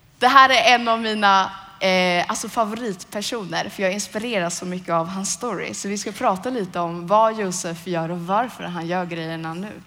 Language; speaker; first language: Swedish; native; Swedish